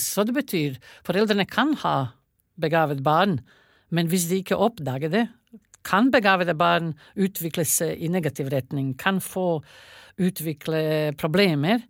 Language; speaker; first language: Norwegian; non-native, fluent; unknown